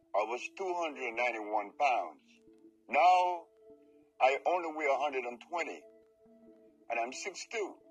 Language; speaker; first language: English; non-native, fluent; Spanish